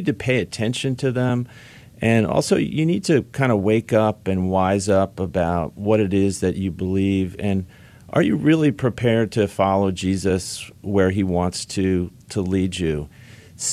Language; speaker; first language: English; native; English